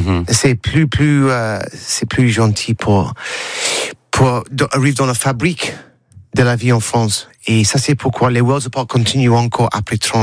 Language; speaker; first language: French; non-native, learner; English